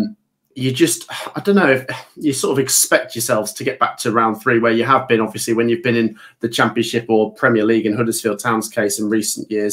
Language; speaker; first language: English; native; English